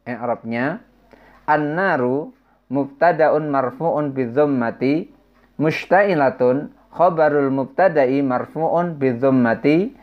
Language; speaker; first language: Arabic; non-native, fluent; Indonesian